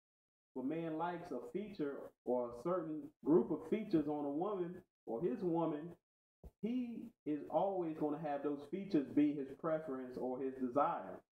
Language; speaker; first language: English; native; English